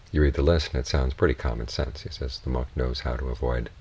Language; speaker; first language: English; native; English